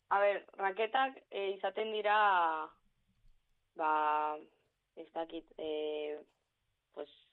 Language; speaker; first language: Basque; non-native, local second language; Spanish